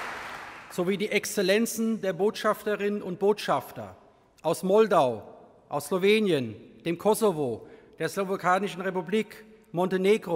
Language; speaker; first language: German; native; German